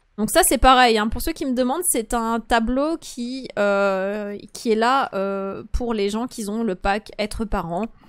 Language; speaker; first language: French; early bilingual, other home language; Polish